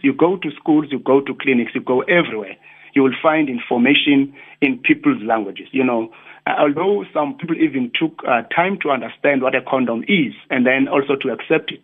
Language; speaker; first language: English; non-native, local second language; Xhosa